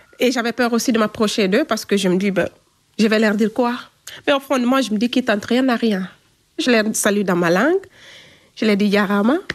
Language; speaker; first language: French; non-native, local second language; Fula